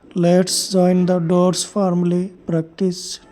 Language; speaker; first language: English; non-native, local second language; Assamese